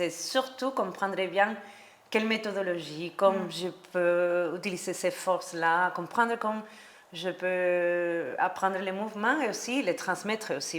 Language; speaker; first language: French; non-native, learner; Spanish